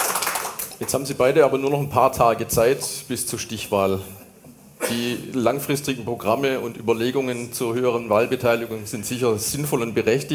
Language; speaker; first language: German; native; German